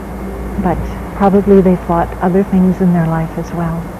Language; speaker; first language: English; native; English